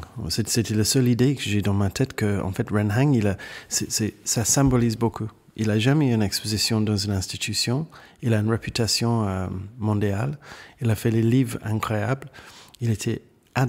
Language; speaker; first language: French; non-native, fluent; English